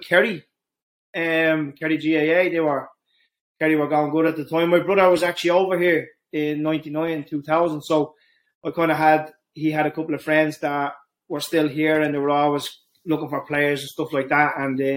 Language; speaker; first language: English; native; English